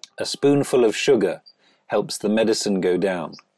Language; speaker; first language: English; native; English